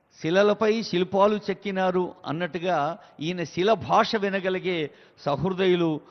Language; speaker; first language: Telugu; native; Telugu